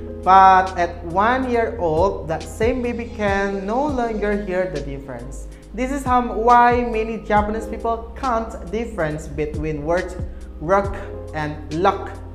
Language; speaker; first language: English; non-native, fluent; Indonesian